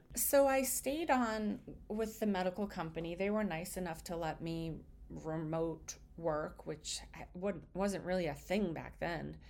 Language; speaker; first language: English; native; English